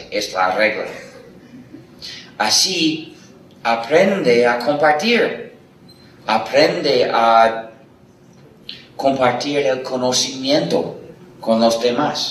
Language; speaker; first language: Spanish; non-native, fluent; English